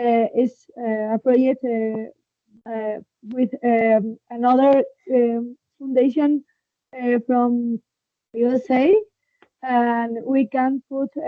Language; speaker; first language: English; non-native, learner; Spanish